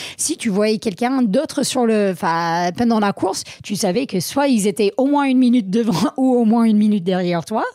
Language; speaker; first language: French; non-native, fluent; English